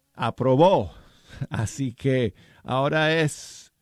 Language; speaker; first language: Spanish; non-native, fluent; English